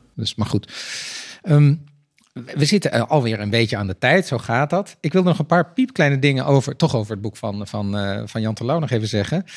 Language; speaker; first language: Dutch; native; Dutch